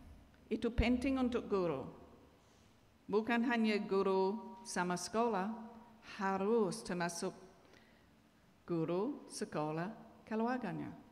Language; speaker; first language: Indonesian; non-native, learner; English